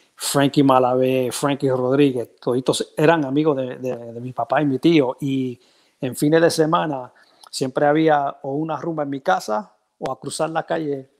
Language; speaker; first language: Spanish; early bilingual, heritage; Spanish